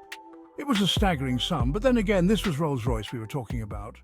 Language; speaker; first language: English; native; English